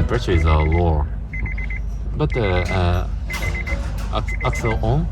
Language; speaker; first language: English; non-native, learner; Japanese